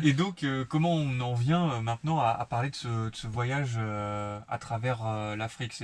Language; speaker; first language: French; native; French